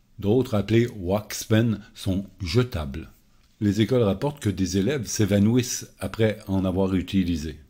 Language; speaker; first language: French; native; French